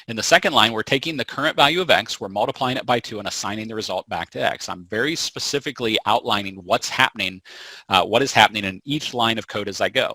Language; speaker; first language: English; native; English